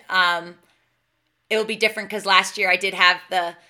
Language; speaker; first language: English; native; English